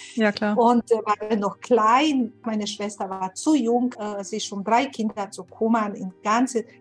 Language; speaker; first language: German; non-native, fluent; Bosnian